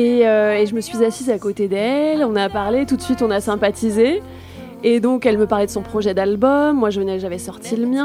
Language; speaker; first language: French; native; French